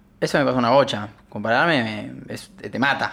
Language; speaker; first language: Spanish; native; Spanish